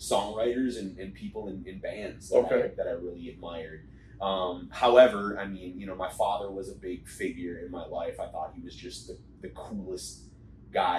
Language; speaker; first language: English; native; English